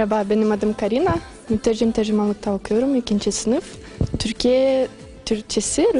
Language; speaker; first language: Turkish; non-native, fluent; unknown